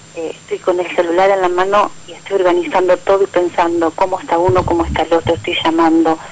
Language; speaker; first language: Spanish; native; Spanish